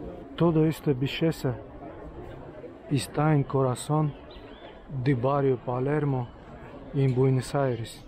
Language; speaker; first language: Spanish; non-native, learner; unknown